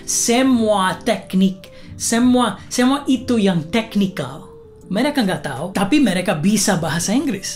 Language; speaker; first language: Indonesian; non-native, fluent; English